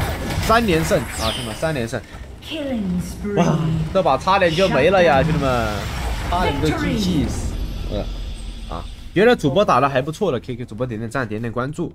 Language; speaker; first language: Chinese; native; Chinese